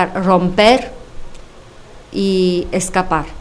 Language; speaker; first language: Spanish; non-native, fluent; Romanian